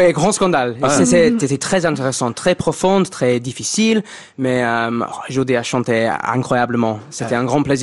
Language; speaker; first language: French; non-native, fluent; English